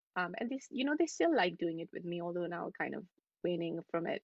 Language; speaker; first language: English; non-native, local second language; Hindi